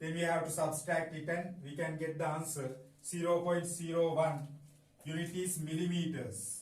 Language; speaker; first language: English; non-native, local second language; Sinhala